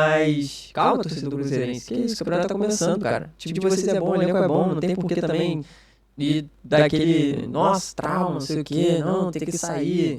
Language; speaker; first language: Portuguese; native; Portuguese